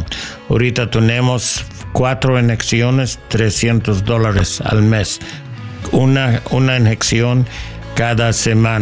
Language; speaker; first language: Spanish; non-native, learner; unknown